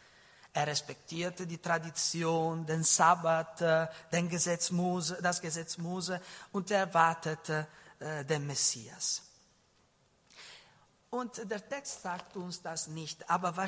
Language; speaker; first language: German; non-native, learner; Italian